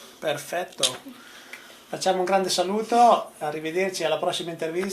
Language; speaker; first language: Italian; native; Italian